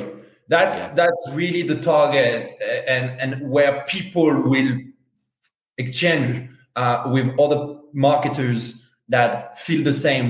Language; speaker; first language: English; non-native, fluent; French